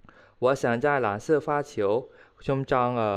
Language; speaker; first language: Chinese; non-native, fluent; Khmer